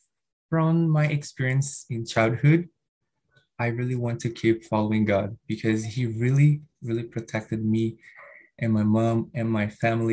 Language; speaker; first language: English; non-native, fluent; Portuguese